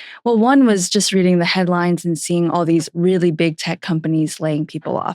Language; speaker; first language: English; native; English